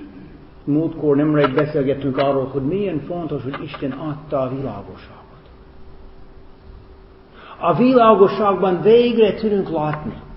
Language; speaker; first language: Hungarian; non-native, fluent; English